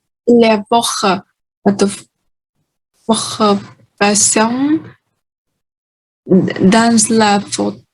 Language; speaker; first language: French; non-native, learner; Vietnamese